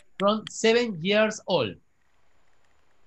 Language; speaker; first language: English; non-native, fluent; Spanish